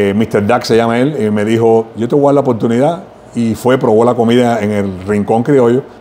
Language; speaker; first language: Spanish; native; Spanish